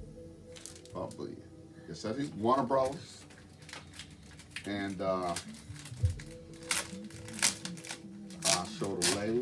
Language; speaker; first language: English; native; English